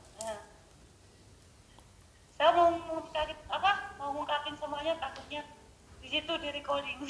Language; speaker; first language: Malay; non-native, local second language; Javanese